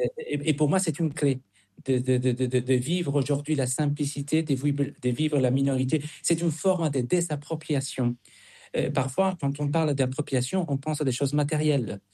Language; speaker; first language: French; non-native, fluent; Spanish